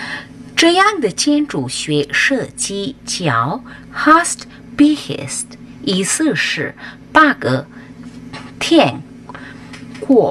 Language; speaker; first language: Chinese; non-native, fluent; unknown